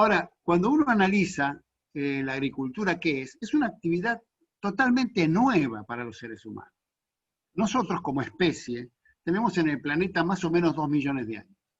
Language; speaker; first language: Spanish; native; Spanish